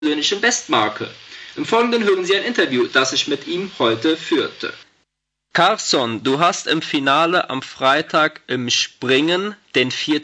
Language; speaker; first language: German; native; German